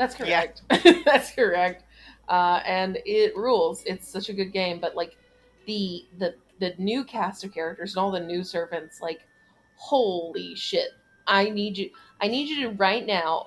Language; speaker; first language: English; native; English